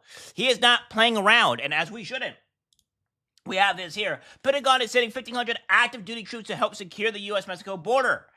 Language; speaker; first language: English; native; English